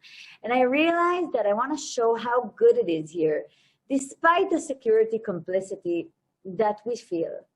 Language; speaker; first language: English; non-native, fluent; Hebrew